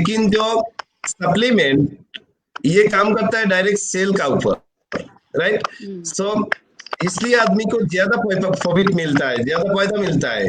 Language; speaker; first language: Hindi; non-native, learner; Bangla